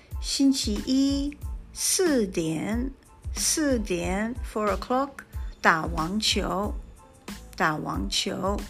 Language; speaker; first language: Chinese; non-native, fluent; English